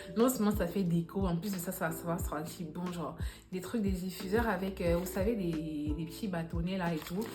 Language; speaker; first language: French; native; French